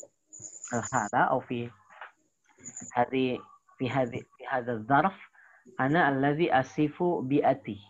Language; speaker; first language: Arabic; non-native, fluent; Indonesian